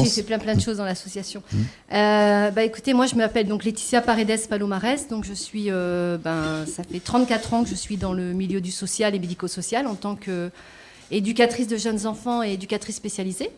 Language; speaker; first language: French; native; French